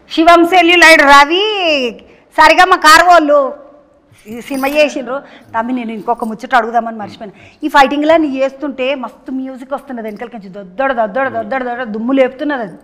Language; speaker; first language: Telugu; native; Telugu